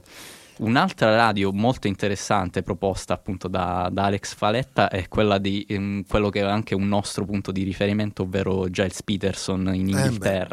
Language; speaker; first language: Italian; native; Italian